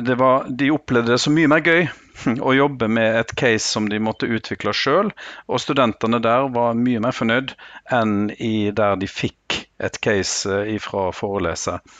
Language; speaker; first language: Norwegian; native; Norwegian